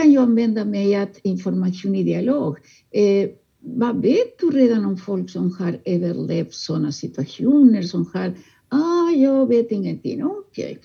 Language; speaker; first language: Swedish; non-native, fluent; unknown